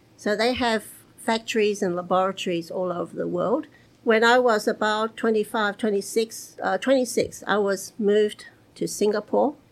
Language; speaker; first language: English; early bilingual, other home language; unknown